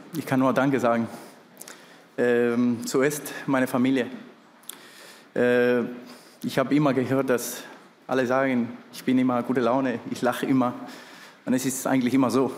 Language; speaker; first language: German; non-native, fluent; Spanish